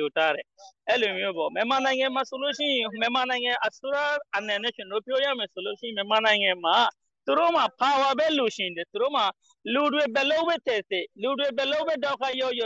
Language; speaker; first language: Burmese; non-native, local second language; Rohingya